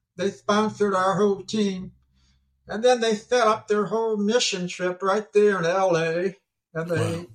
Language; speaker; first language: English; native; English